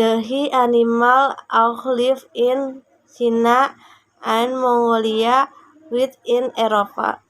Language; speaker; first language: English; non-native, learner; Indonesian